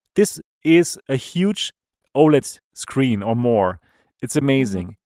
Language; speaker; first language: English; non-native, fluent; German